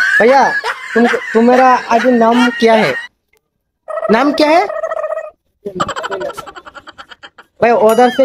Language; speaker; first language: Hindi; non-native, learner; Bangla